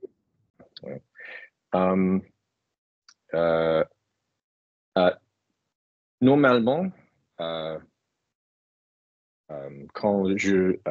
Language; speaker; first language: French; non-native, fluent; English